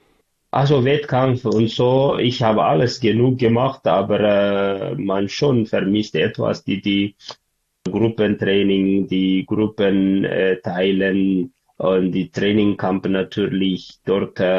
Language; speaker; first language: German; non-native, learner; Tigrinya